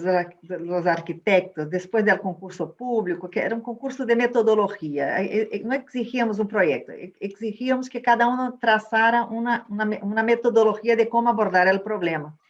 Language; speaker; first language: Spanish; non-native, fluent; Portuguese